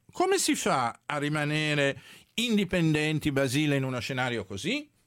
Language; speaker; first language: Italian; native; Italian